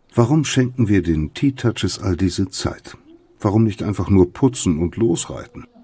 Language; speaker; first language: German; native; German